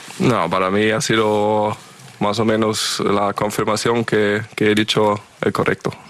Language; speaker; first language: Spanish; non-native, fluent; German